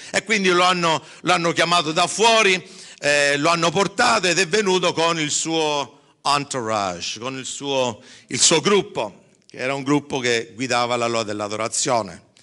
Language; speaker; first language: Italian; early bilingual, heritage; English